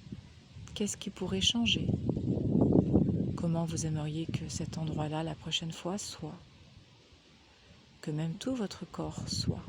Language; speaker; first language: French; native; French